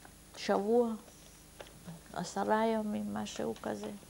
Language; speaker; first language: Hebrew; non-native, fluent; Hungarian